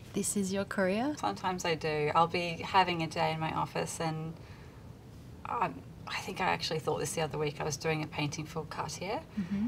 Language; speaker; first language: English; native; English